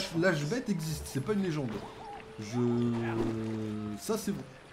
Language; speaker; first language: French; native; French